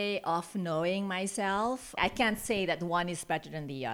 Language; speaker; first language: English; non-native, local second language; Filipino